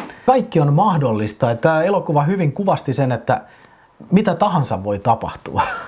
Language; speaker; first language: Finnish; native; Finnish